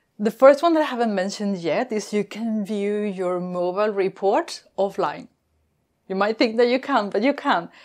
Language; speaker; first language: English; non-native, fluent; Spanish